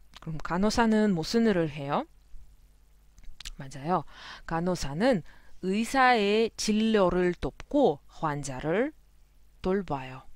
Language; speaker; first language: Korean; non-native, fluent; Russian